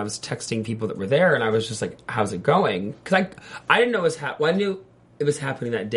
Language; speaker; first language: English; native; English